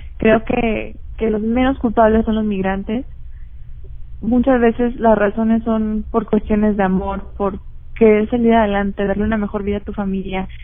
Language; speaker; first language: Spanish; native; Spanish